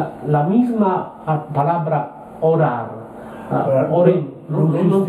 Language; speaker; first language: Spanish; non-native, learner; Italian